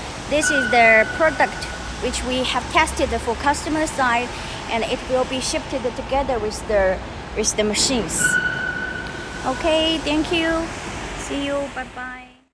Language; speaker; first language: English; non-native, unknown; Chinese